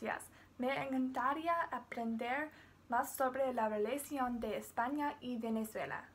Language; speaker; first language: Spanish; non-native, learner; English